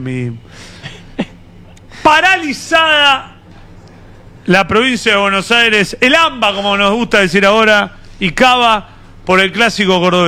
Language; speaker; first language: Spanish; native; Spanish